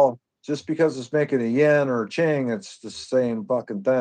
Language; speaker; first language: English; native; English